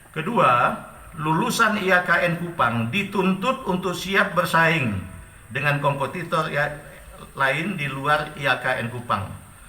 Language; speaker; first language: Indonesian; non-native, local second language; Achinese